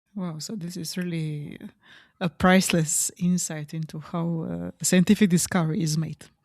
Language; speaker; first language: English; non-native, fluent; Slovenian